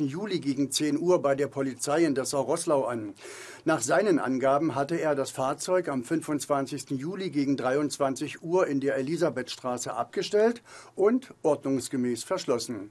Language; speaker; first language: German; native; German